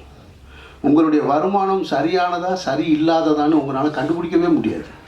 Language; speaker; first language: Tamil; native; Tamil